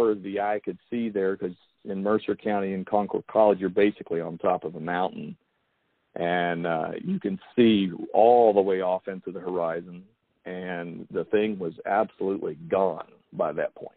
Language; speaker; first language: English; native; English